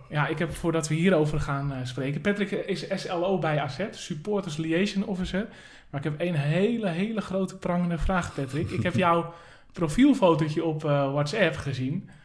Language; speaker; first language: Dutch; native; Dutch